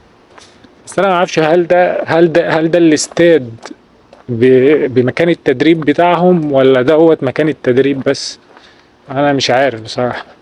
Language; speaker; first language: Arabic; native; Arabic